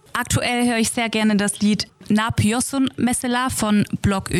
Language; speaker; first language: German; early bilingual, other home language; Turkish